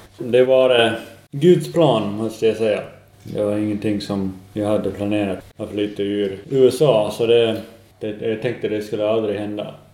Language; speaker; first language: Swedish; non-native, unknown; English